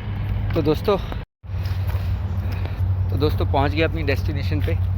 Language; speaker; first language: Hindi; native; Hindi